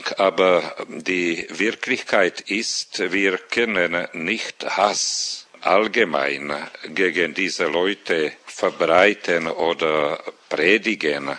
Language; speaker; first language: German; non-native, fluent; Slovak